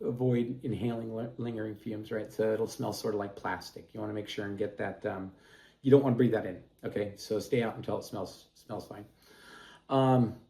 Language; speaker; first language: English; native; English